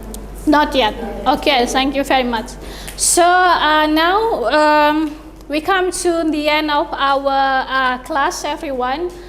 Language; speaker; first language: English; non-native, fluent; Indonesian